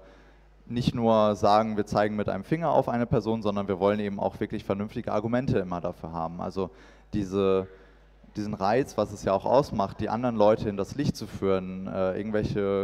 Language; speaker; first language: German; native; German